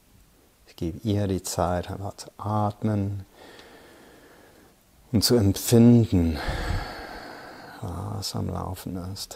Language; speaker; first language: German; non-native, fluent; English